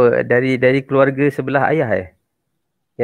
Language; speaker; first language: Malay; native; Malay